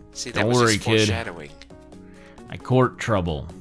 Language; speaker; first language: English; native; English